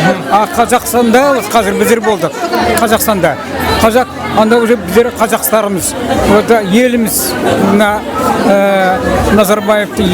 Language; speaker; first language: Kazakh; early bilingual, heritage; Kazakh